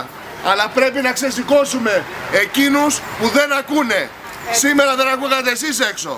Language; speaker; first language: Greek; native; Greek